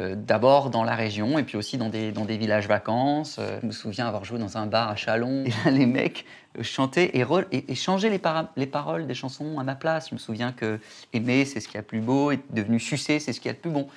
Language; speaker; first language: French; native; French